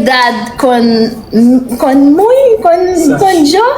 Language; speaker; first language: Spanish; non-native, learner; Haitian Creole